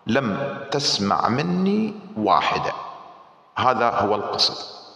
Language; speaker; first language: Arabic; native; Arabic